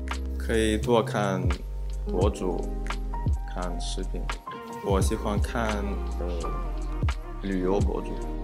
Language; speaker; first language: Chinese; non-native, fluent; Russian